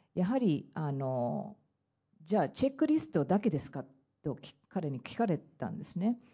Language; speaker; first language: Japanese; non-native, fluent; English